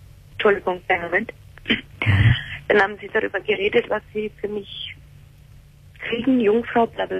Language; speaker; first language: German; early bilingual, other home language; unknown